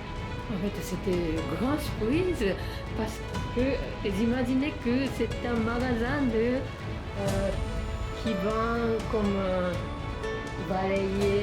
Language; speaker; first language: French; non-native, learner; Japanese